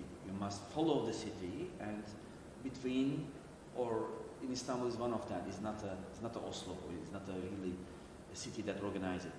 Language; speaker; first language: English; non-native, learner; Turkish